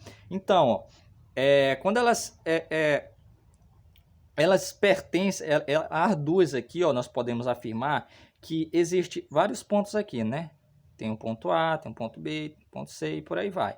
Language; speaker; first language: Portuguese; native; Portuguese